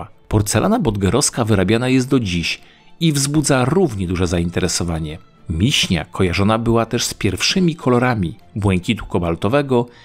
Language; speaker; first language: Polish; native; Polish